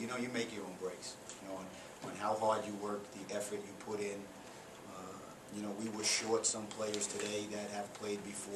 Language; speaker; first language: English; native; English